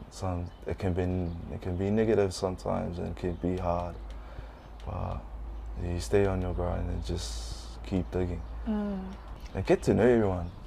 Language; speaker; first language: English; early bilingual, other home language; Tongan